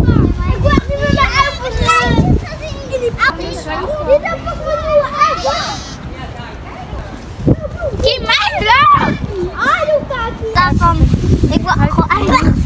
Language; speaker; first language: Dutch; early bilingual, other home language; Indonesian